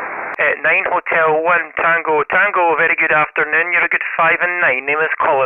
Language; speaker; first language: English; native; English